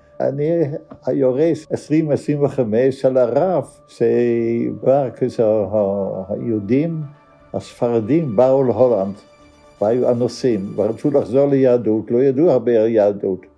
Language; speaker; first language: Hebrew; non-native, fluent; Dutch